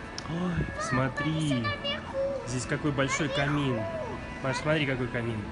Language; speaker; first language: Russian; native; Russian